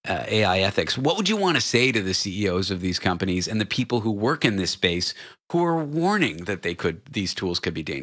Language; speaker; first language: English; native; English